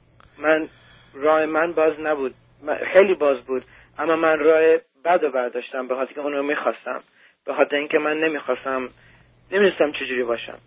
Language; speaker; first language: Persian; early bilingual, heritage; Persian